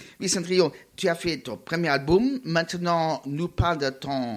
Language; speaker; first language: French; non-native, learner; Luxembourgish